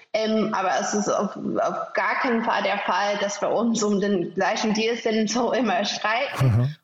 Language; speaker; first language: German; non-native, fluent; English